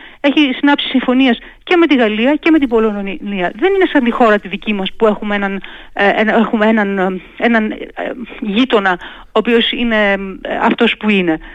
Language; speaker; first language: Greek; native; Greek